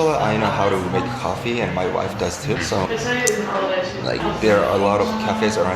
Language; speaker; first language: English; non-native, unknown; Korean